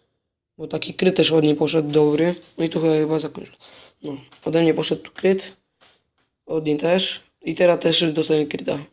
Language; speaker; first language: Polish; native; Polish